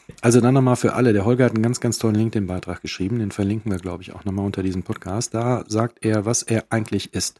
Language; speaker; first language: German; native; German